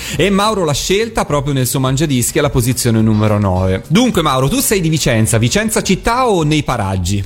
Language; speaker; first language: Italian; native; Italian